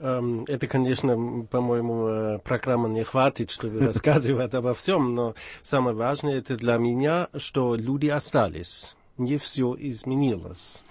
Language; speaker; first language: Russian; non-native, fluent; German